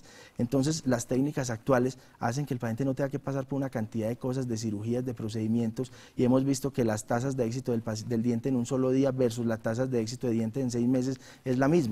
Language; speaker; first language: Spanish; native; Spanish